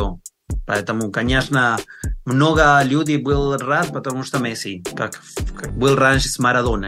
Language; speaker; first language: Russian; non-native, learner; Spanish